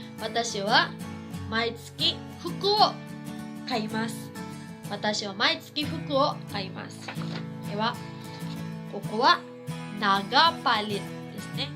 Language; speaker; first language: Japanese; non-native, fluent; Cebuano